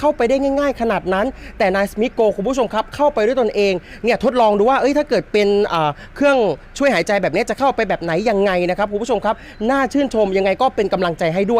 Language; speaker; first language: Thai; native; Thai